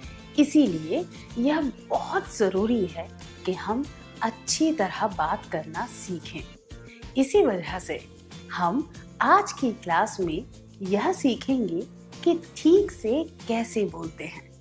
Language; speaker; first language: Hindi; native; Hindi